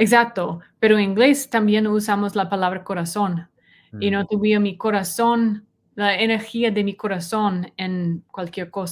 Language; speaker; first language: Spanish; non-native, learner; English